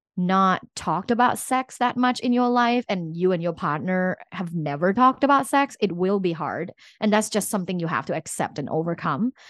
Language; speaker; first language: English; non-native, fluent; Thai